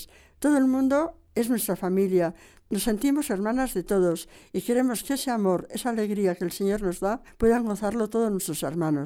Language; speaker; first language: Spanish; native; Spanish